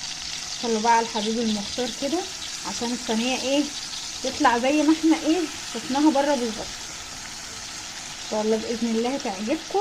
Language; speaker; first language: Arabic; native; Arabic